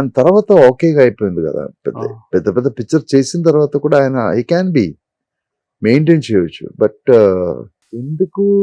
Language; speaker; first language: Telugu; non-native, fluent; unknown